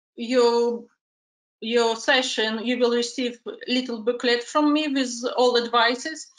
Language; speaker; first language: English; non-native, fluent; Ukrainian